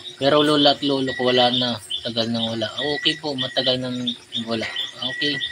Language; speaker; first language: Filipino; non-native, local second language; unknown